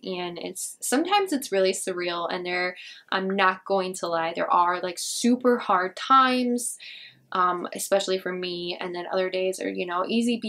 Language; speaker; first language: English; native; English